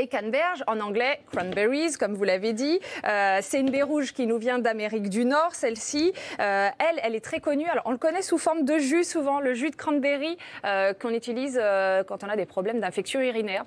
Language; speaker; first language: French; native; French